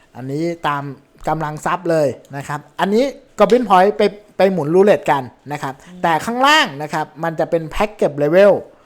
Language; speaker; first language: Thai; native; Thai